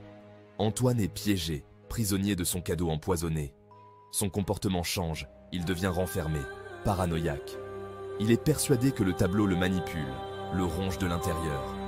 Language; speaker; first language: French; native; French